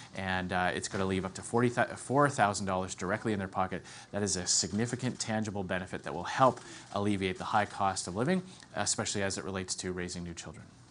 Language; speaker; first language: English; native; English